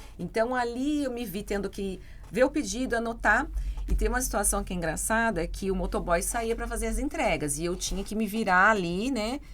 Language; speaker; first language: Portuguese; native; Portuguese